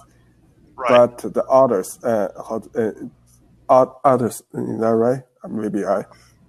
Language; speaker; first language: English; non-native, learner; Chinese